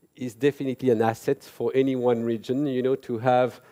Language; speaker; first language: English; non-native, fluent; French